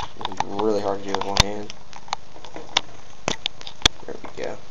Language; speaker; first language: English; native; English